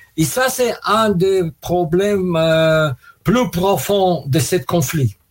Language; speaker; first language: French; non-native, fluent; Russian